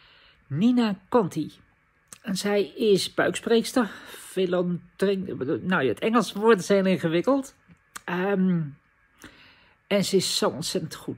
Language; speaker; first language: Dutch; native; Dutch